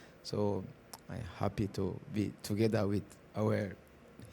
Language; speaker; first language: English; non-native, learner; Bambara